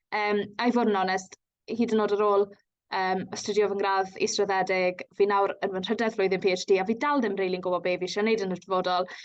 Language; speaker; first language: Welsh; native; Welsh